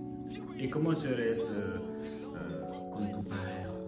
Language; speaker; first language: Spanish; non-native, learner; French